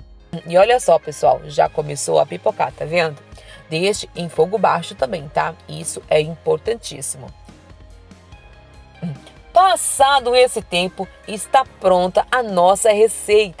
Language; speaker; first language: Portuguese; native; Portuguese